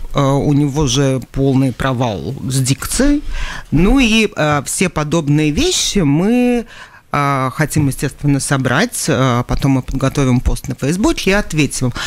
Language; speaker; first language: Russian; native; Russian